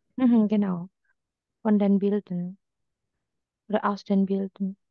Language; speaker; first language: German; non-native, fluent; Indonesian